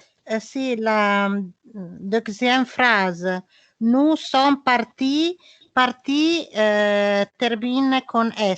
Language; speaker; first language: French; non-native, learner; Italian